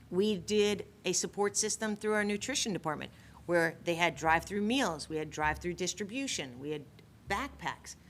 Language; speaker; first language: English; native; English